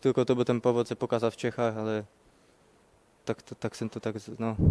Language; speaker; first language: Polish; non-native, learner; Czech